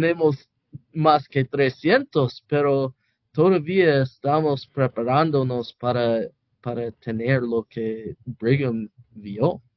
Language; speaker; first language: Spanish; non-native, fluent; English